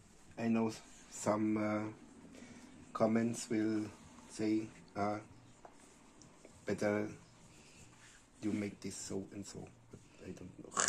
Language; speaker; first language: English; non-native, learner; German